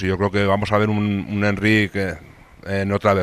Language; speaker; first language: Spanish; native; Spanish